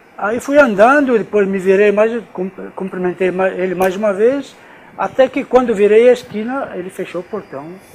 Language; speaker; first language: Portuguese; non-native, fluent; Italian